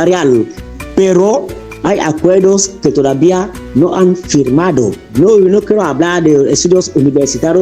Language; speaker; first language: Spanish; non-native, fluent; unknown